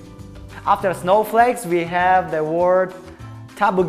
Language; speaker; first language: English; non-native, learner; Tajik